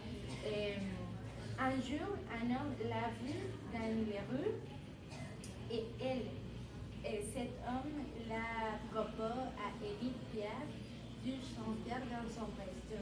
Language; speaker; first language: French; non-native, learner; Spanish